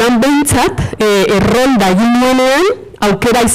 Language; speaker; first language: Basque; non-native, fluent; Spanish